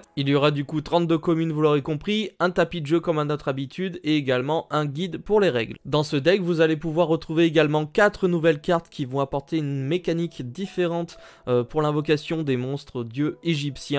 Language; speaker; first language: French; native; French